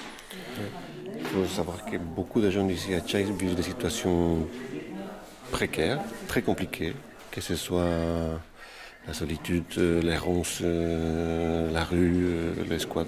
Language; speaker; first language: French; native; French